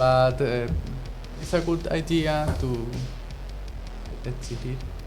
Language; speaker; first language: English; non-native, learner; Spanish